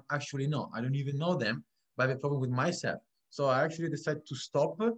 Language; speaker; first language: English; non-native, fluent; Italian